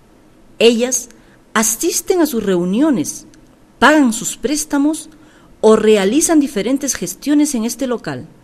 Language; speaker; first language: Spanish; native; Spanish